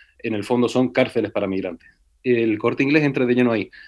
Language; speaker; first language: Spanish; native; Spanish